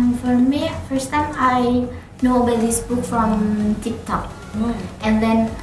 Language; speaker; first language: English; non-native, learner; Indonesian